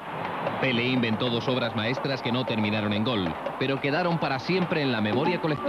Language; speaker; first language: Spanish; native; Spanish